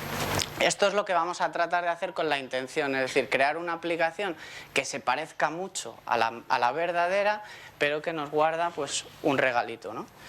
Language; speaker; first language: Spanish; native; Spanish